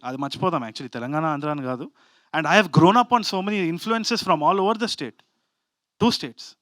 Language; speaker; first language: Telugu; native; Telugu